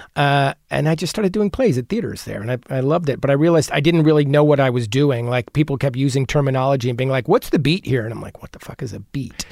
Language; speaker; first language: English; native; English